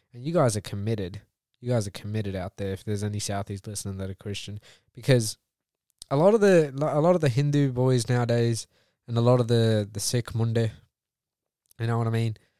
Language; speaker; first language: English; early bilingual, other home language; Punjabi